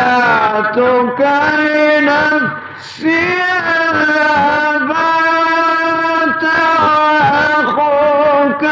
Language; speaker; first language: Arabic; native; Arabic